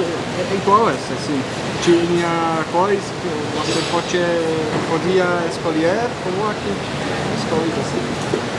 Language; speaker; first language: Portuguese; non-native, learner; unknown